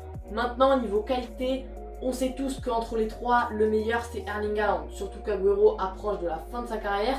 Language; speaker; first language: French; native; French